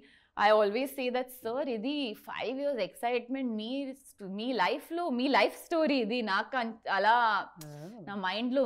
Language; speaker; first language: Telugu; non-native, learner; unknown